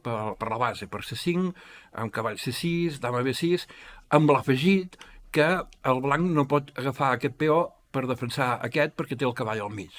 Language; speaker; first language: Catalan; native; Catalan